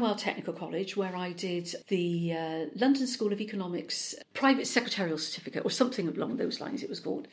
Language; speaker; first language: English; native; English